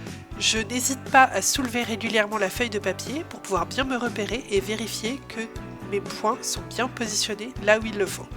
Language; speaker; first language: French; native; French